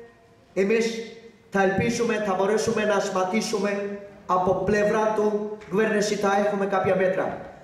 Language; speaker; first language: Greek; non-native, learner; Urdu